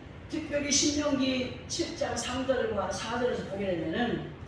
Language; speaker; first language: Korean; native; Korean